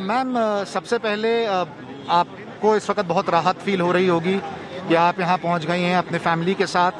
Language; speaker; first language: Hindi; native; Hindi